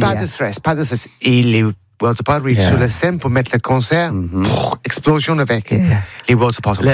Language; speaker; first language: French; non-native, learner; English